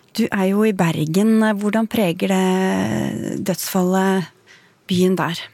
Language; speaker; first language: Norwegian; native; Norwegian